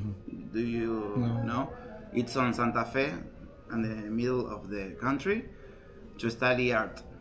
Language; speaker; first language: English; non-native, learner; Spanish